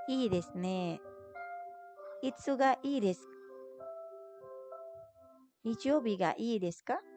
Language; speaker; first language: Japanese; non-native, fluent; Indonesian